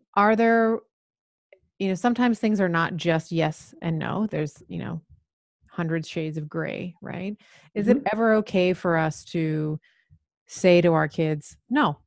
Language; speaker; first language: English; native; English